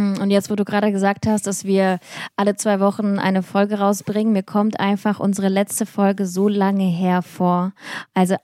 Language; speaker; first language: German; early bilingual, other home language; Russian